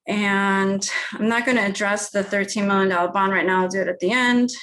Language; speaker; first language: English; early bilingual, other home language; Spanish